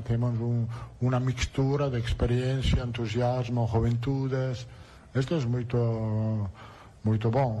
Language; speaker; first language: Portuguese; non-native, learner; Italian